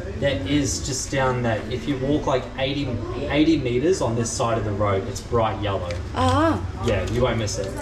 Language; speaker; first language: English; non-native, fluent; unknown